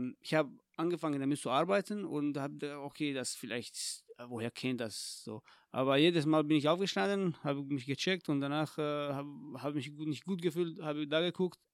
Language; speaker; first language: German; non-native, fluent; Tajik